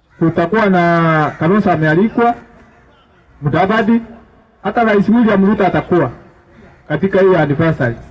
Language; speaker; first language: Swahili; native; Swahili